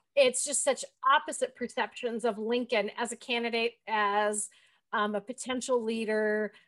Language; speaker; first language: English; native; English